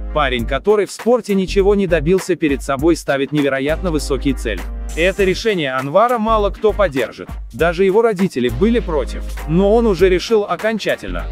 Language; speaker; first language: Russian; non-native, local second language; Uzbek